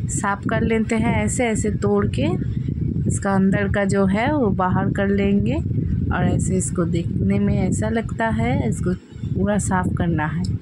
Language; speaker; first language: Hindi; non-native, local second language; Bangla